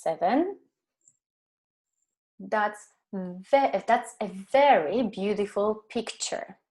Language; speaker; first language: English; non-native, fluent; Spanish